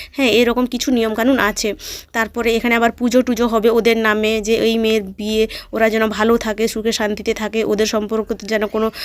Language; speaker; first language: Bangla; native; Bangla